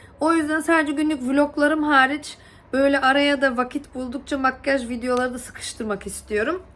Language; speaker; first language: Turkish; early bilingual, heritage; Turkish